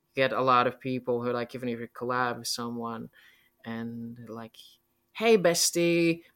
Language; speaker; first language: English; non-native, fluent; Polish